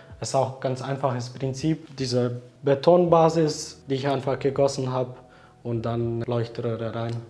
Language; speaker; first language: German; non-native, fluent; Slovenian